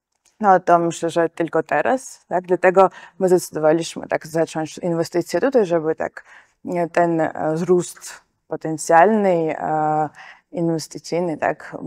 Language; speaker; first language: Polish; non-native, fluent; Georgian